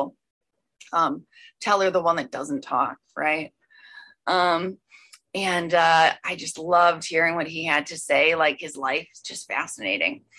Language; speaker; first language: English; native; English